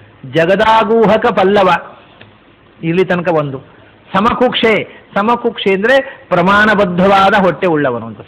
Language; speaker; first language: Kannada; native; Kannada